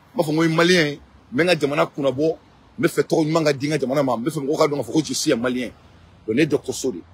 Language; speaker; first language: French; non-native, local second language; Bambara